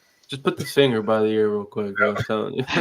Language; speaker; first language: English; native; English